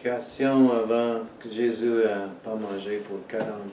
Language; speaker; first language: French; non-native, fluent; English